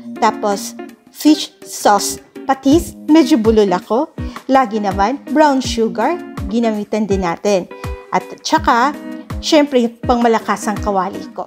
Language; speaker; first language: Filipino; non-native, local second language; Cebuano